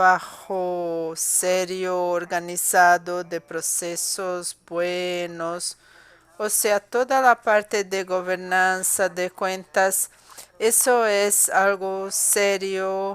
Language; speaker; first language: Spanish; non-native, fluent; Portuguese